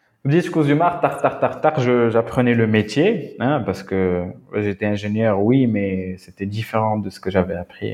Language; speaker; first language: French; non-native, local second language; Arabic